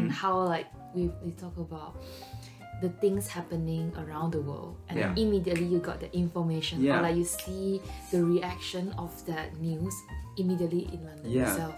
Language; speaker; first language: English; non-native, local second language; Chinese